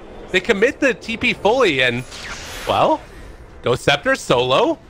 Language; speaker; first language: English; native; English